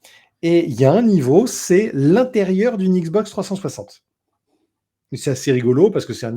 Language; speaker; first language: French; native; French